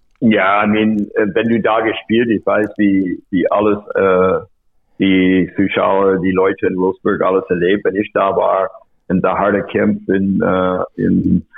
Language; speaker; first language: German; non-native, learner; English